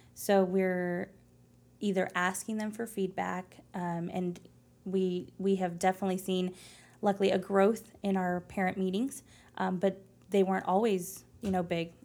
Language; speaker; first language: English; early bilingual, other home language; Spanish